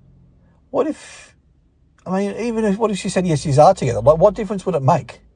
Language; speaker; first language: English; native; English